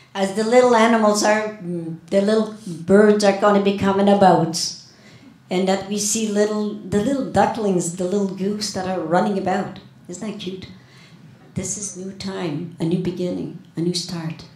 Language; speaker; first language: English; native; English